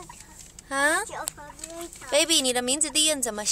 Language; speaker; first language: Chinese; native; Chinese